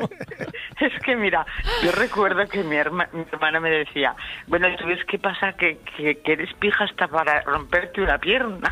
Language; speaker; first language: Spanish; native; Spanish